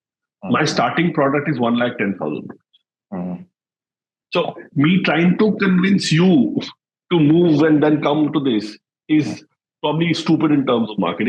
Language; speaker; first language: English; non-native, local second language; Hindi